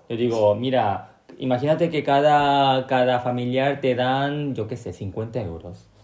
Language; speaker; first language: Spanish; non-native, local second language; Korean